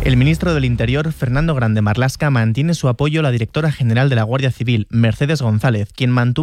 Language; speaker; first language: Spanish; native; Spanish